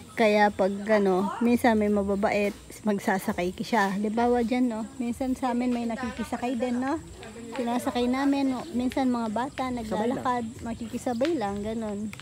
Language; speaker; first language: Filipino; non-native, local second language; Pampanga